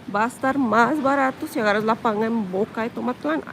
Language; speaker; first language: Spanish; early bilingual, heritage; Spanish